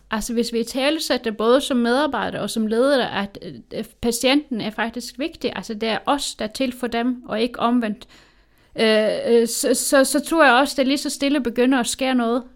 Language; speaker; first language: Danish; native; Danish